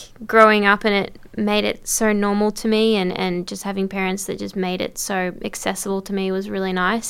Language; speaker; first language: English; native; English